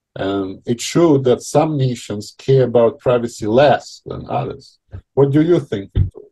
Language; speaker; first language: English; non-native, fluent; Russian